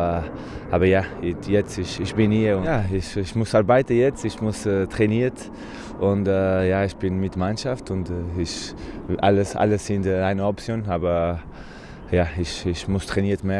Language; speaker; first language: German; non-native, learner; Portuguese